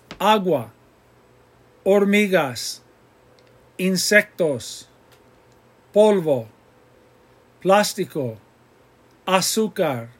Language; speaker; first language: Spanish; non-native, fluent; English